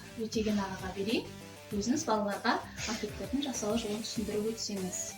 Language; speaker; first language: Kazakh; native; Kazakh